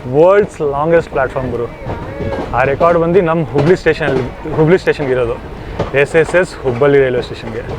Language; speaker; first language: Kannada; non-native, local second language; Hindi